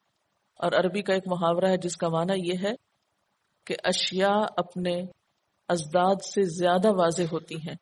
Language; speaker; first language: Urdu; native; Urdu